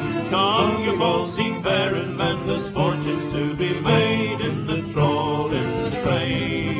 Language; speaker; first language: English; native; English